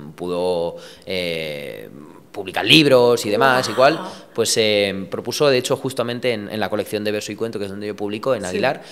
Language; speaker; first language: Spanish; early bilingual, other home language; Romanian